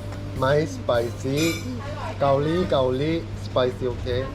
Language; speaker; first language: English; non-native, learner; Korean